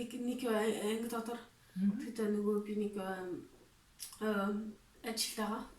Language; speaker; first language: Mongolian; early bilingual, heritage; Mongolian